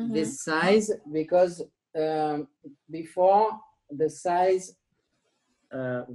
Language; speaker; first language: English; non-native, learner; French